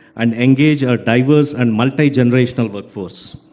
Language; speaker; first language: English; non-native, local second language; Telugu